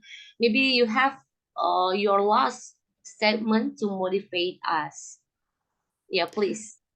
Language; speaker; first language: English; non-native, learner; Indonesian